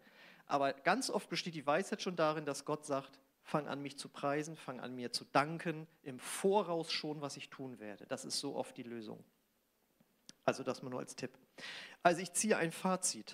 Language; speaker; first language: German; native; German